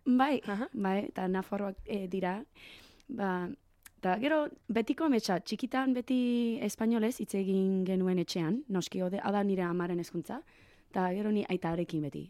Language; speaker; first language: Basque; non-native, learner; English